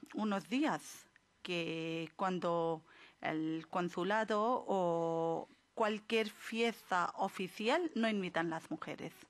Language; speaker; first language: Spanish; non-native, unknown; Urdu